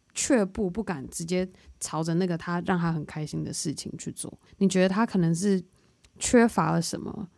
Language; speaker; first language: Chinese; native; Chinese